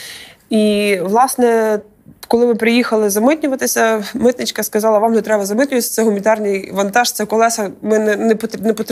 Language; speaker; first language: Ukrainian; native; Ukrainian